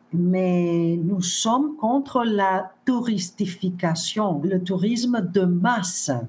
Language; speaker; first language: French; non-native, fluent; Greek